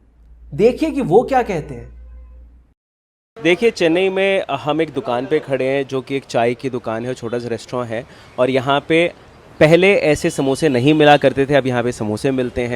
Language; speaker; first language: Hindi; native; Hindi